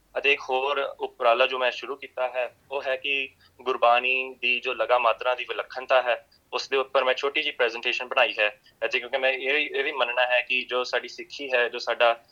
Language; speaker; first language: Punjabi; early bilingual, heritage; Punjabi